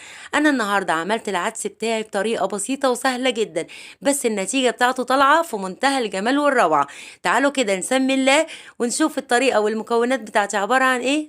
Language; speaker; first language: Arabic; native; Arabic